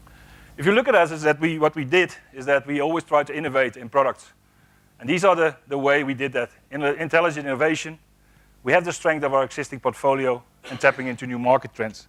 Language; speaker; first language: English; non-native, fluent; Dutch